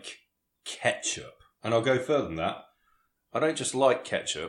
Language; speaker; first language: English; native; English